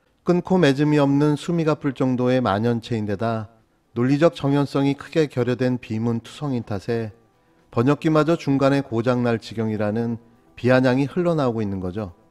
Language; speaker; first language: Korean; native; Korean